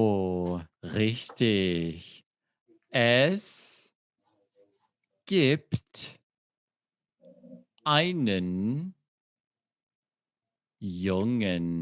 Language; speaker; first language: German; non-native, fluent; English